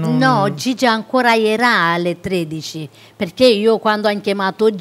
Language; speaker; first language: Italian; non-native, local second language; Romanian